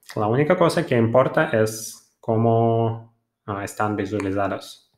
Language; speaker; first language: Spanish; non-native, fluent; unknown